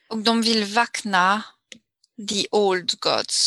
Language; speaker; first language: Swedish; non-native, fluent; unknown